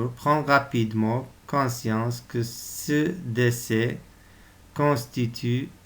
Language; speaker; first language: French; non-native, local second language; Arabic